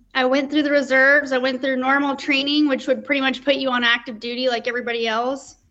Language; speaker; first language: English; native; English